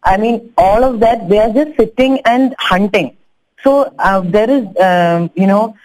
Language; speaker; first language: English; non-native, local second language; Tamil